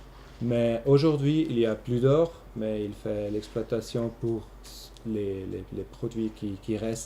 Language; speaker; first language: French; non-native, local second language; German